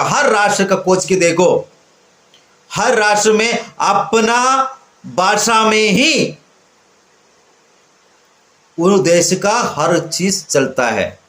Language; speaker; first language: Hindi; non-native, local second language; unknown